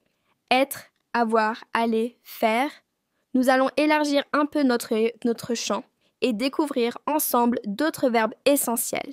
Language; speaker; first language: French; non-native, fluent; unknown